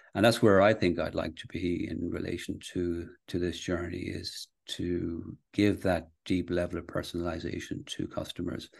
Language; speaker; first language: English; native; English